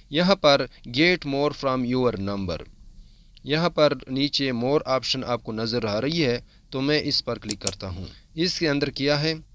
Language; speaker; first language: Urdu; non-native, local second language; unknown